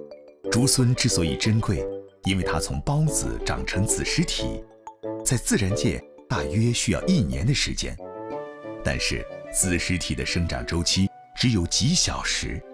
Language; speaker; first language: Chinese; native; Chinese